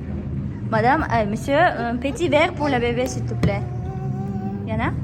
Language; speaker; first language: French; non-native, learner; Kazakh